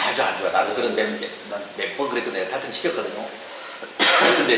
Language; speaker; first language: Korean; native; Korean